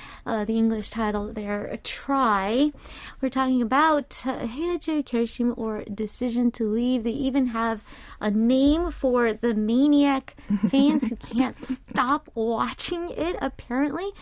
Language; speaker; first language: English; early bilingual, other home language; Korean